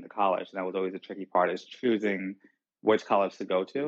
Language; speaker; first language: English; native; English